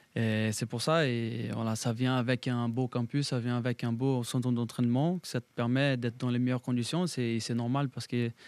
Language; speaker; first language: French; non-native, fluent; Portuguese